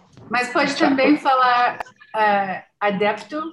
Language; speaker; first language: Portuguese; non-native, learner; English